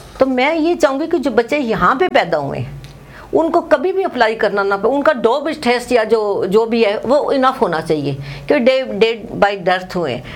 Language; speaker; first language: Urdu; native; Urdu